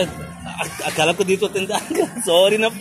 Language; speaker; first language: Filipino; non-native, learner; Arabic